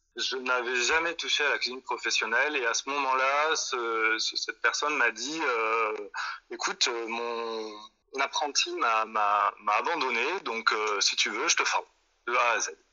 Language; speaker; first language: French; native; French